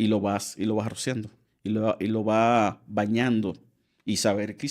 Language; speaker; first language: Spanish; native; Spanish